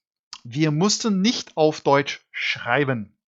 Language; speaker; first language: German; non-native, fluent; English